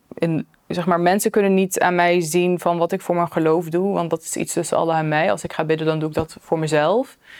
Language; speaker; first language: Dutch; early bilingual, other home language; Turkish